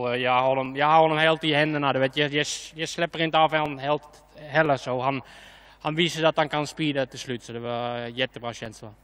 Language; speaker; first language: Swedish; non-native, fluent; Dutch